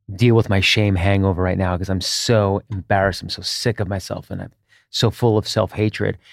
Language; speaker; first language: English; early bilingual, other home language; Hebrew